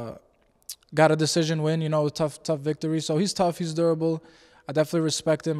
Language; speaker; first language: English; native; English